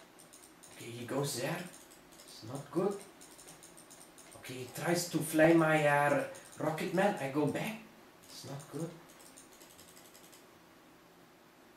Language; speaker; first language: English; non-native, learner; German